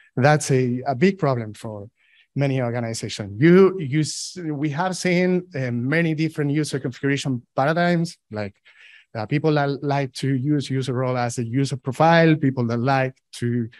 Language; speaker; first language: English; non-native, fluent; Spanish